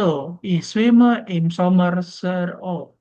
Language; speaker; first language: German; non-native, learner; Indonesian